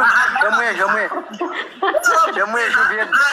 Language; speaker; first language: Arabic; non-native, learner; Amharic